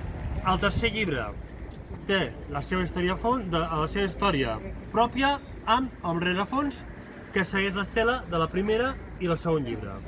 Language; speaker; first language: Catalan; native; Catalan